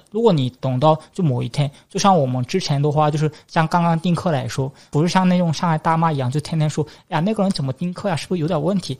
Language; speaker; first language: Chinese; non-native, fluent; Korean